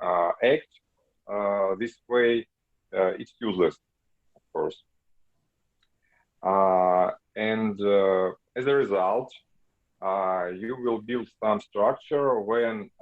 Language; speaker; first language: English; non-native, learner; Russian